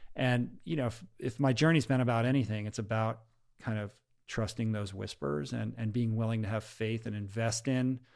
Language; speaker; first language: English; native; English